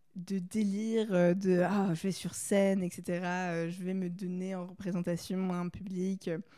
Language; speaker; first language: French; native; French